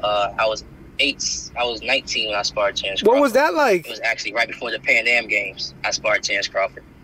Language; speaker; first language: English; native; English